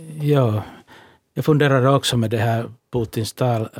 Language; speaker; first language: Swedish; non-native, local second language; Finnish